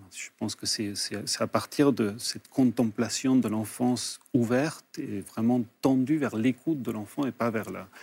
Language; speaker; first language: French; early bilingual, other home language; Spanish